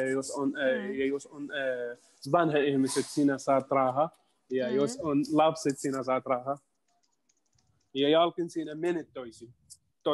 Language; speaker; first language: Finnish; non-native, learner; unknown